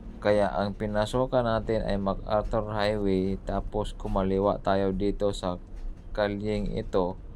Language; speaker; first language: Filipino; non-native, local second language; Cebuano